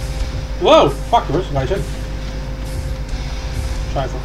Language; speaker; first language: German; native; German